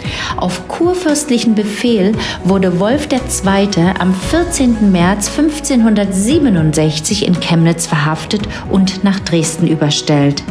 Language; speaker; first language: German; native; German